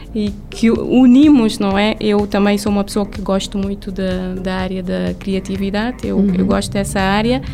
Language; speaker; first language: Portuguese; non-native, local second language; Kabuverdianu